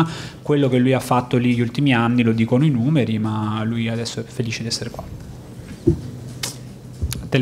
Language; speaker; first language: Italian; native; Italian